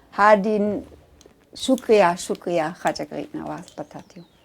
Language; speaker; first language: Urdu; non-native, learner; German